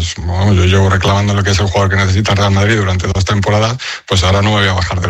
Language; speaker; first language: Spanish; native; Spanish